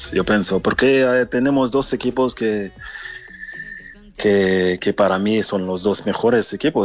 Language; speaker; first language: Spanish; non-native, fluent; French